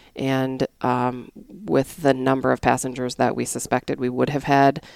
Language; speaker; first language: English; native; English